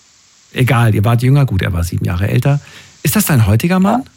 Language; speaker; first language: German; native; German